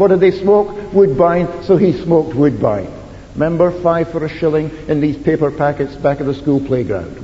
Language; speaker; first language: English; native; English